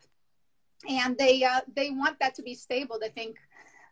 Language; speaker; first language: English; non-native, fluent; Portuguese